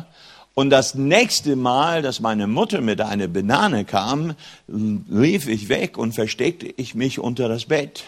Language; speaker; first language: German; non-native, fluent; English